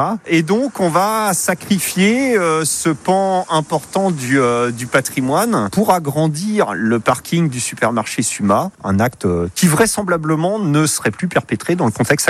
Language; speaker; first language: French; native; French